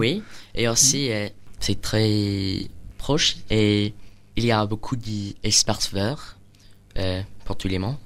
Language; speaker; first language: French; non-native, learner; English